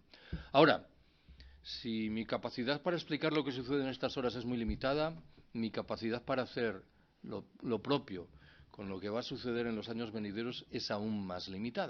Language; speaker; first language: Spanish; native; Spanish